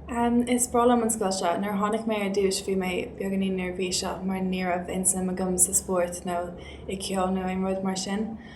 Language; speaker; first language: Irish; non-native, local second language; English